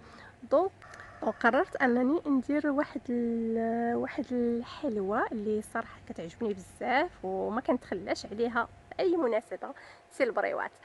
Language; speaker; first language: Arabic; native; Arabic